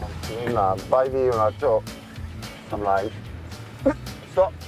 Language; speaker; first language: Welsh; native; Welsh